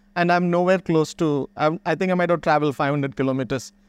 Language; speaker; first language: English; non-native, local second language; Malayalam